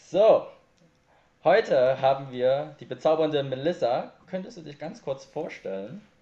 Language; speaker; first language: German; early bilingual, other home language; Vietnamese